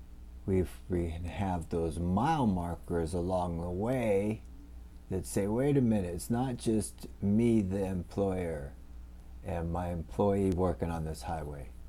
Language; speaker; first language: English; native; English